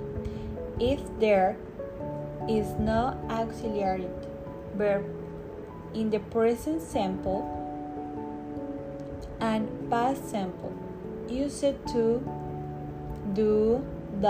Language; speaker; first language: English; non-native, learner; Spanish